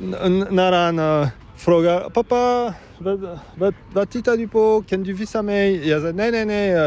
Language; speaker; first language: Swedish; non-native, learner; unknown